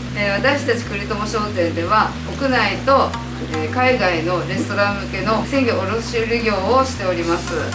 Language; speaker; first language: Japanese; native; Japanese